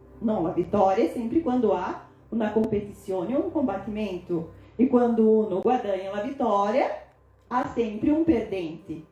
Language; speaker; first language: Italian; non-native, fluent; Portuguese